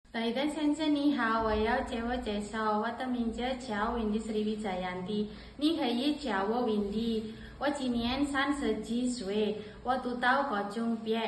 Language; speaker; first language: Chinese; non-native, learner; Indonesian